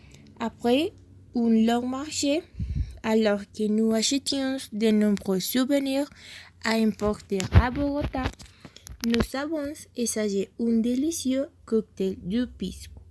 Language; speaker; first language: French; non-native, learner; Spanish